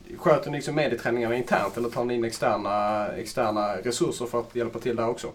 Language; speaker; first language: Swedish; native; Swedish